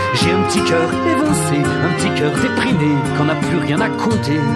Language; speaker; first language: French; native; French